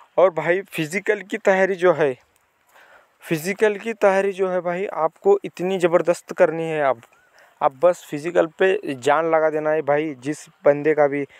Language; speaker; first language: Hindi; non-native, local second language; Marathi